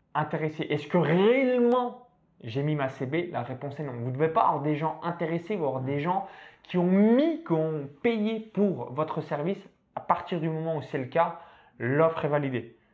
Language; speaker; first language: French; native; French